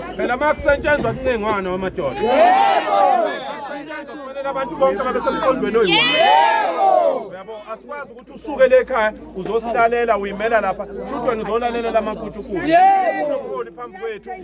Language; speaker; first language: Zulu; native; Zulu